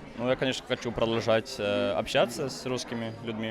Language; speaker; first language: Russian; non-native, fluent; Norwegian